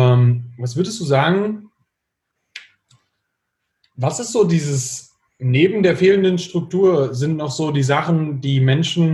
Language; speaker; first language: German; native; German